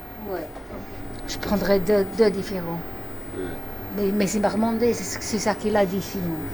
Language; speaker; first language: French; non-native, fluent; English